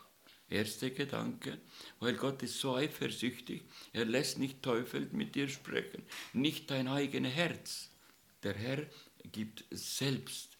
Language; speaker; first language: German; non-native, learner; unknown